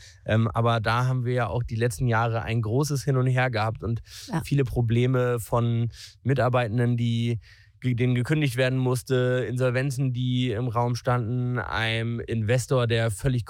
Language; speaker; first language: German; native; German